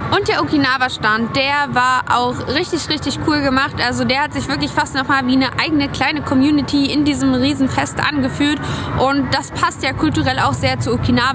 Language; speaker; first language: German; native; German